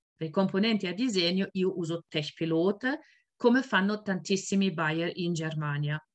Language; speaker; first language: Italian; non-native, fluent; German